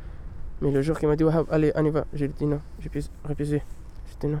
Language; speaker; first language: French; non-native, learner; Pashto